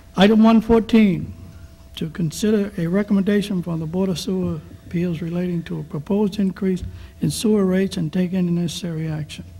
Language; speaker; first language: English; native; English